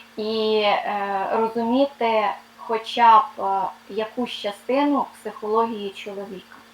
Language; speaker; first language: Ukrainian; non-native, local second language; Russian